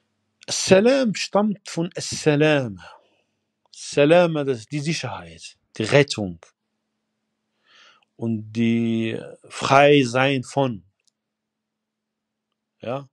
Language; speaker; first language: German; non-native, fluent; Arabic